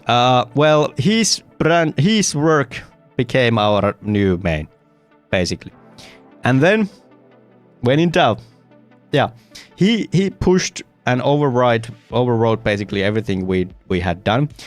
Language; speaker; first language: English; non-native, fluent; Finnish